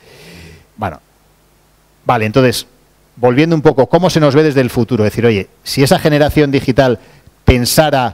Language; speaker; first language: Spanish; native; Spanish